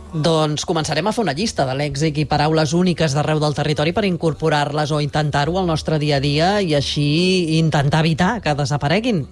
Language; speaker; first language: Catalan; native; Catalan